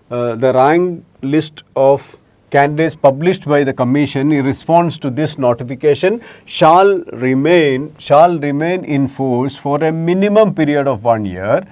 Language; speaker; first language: English; non-native, local second language; Malayalam